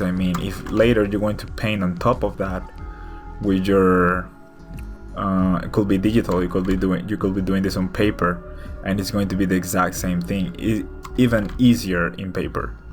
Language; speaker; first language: English; non-native, fluent; Spanish